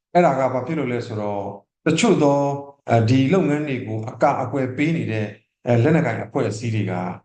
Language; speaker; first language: Burmese; non-native, local second language; S'gaw Karen